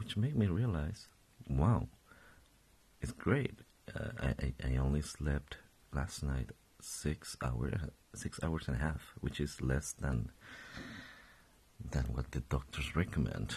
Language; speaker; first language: English; non-native, fluent; Spanish